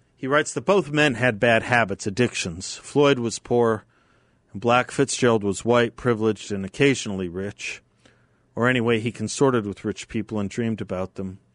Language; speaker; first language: English; native; English